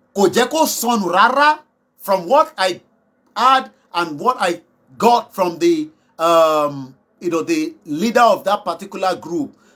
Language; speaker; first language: English; non-native, local second language; Yoruba